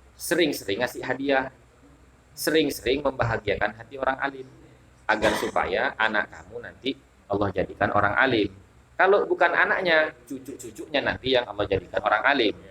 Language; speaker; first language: Indonesian; non-native, local second language; Madurese